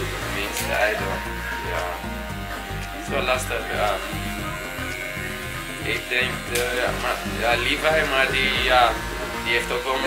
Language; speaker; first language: Dutch; non-native, fluent; Greek